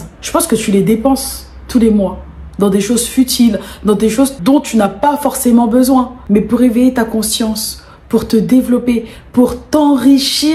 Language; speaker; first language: French; native; French